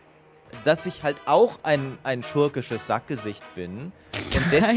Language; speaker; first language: German; native; German